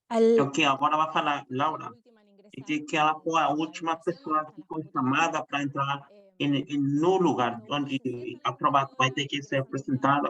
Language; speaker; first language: Portuguese; non-native, fluent; Spanish